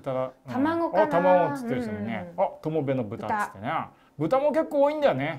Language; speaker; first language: Japanese; native; Japanese